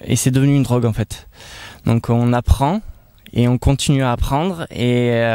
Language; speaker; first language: French; native; French